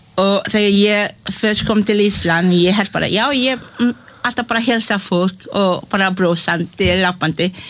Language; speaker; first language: Icelandic; non-native, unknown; Malay